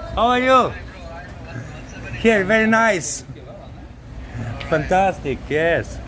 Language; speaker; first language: English; non-native, learner; Slovenian